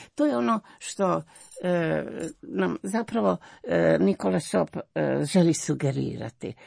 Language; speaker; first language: Croatian; native; Croatian